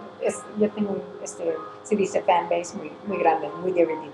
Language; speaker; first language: Spanish; early bilingual, heritage; English